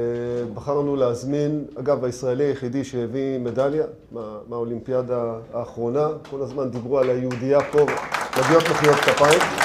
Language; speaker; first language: Hebrew; native; Hebrew